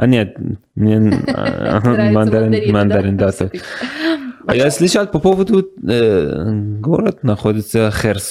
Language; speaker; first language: Russian; non-native, learner; Persian